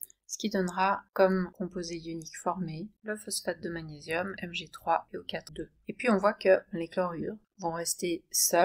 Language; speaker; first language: French; native; French